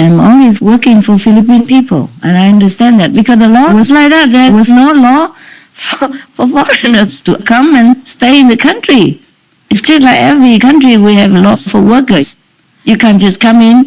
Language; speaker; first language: English; non-native, fluent; Vietnamese